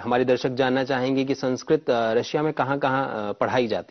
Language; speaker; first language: Hindi; non-native, fluent; Russian